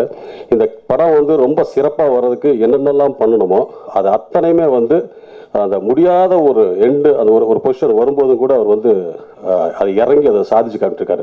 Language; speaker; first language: Tamil; native; Tamil